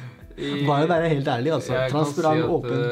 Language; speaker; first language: Norwegian; native; Norwegian